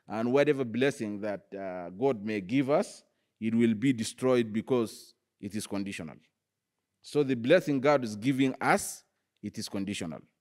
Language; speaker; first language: English; non-native, fluent; Arabic